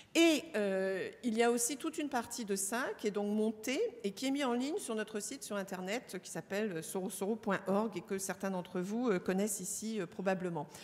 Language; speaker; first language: French; native; French